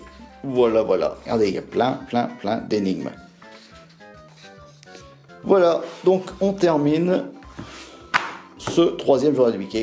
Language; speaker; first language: French; native; French